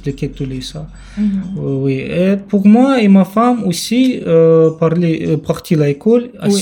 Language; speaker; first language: French; non-native, learner; Romanian